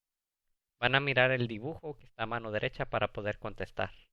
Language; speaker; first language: Spanish; early bilingual, heritage; Spanish